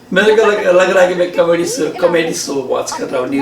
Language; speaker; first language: Hindi; non-native, learner; Nepali